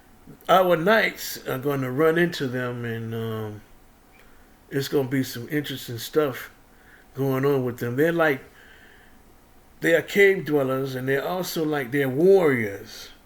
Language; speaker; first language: English; native; English